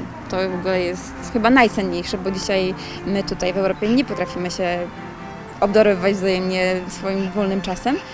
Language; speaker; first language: Polish; native; Polish